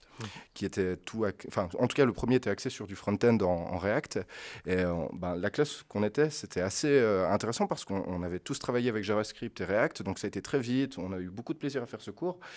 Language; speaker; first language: French; native; French